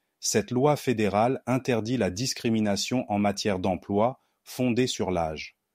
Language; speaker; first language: French; non-native, local second language; Haitian Creole